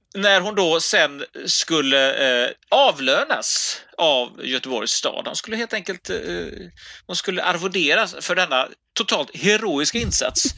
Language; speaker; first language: Swedish; native; Swedish